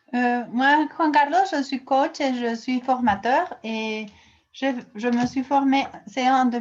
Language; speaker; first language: French; non-native, fluent; Spanish